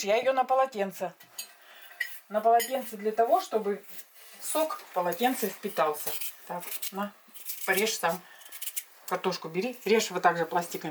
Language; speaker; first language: Russian; native; Russian